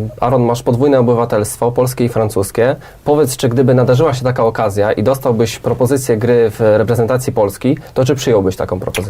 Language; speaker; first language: Polish; native; Polish